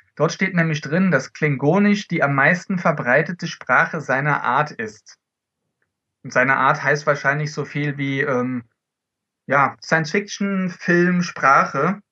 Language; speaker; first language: German; early bilingual, other home language; Dutch